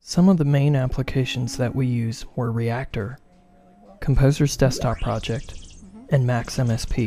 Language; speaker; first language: English; native; English